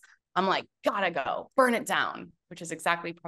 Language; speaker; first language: English; native; English